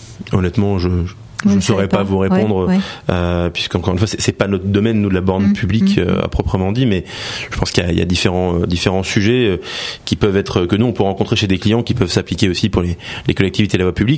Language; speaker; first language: French; native; French